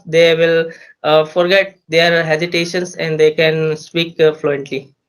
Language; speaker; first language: English; non-native, learner; Hindi